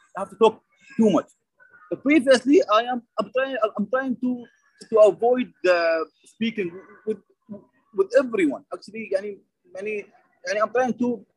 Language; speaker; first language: English; non-native, learner; Arabic